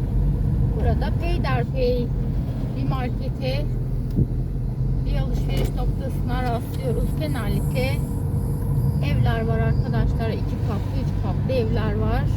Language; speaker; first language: Turkish; native; Turkish